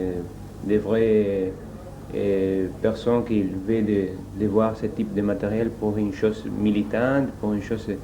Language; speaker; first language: French; non-native, learner; Spanish